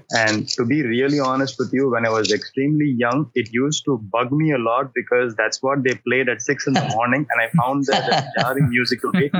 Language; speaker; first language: English; non-native, local second language; Tamil